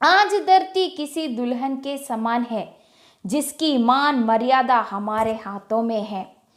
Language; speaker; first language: Hindi; non-native, local second language; Malayalam